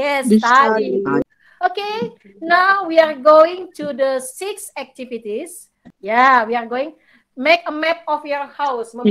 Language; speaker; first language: English; non-native, learner; Indonesian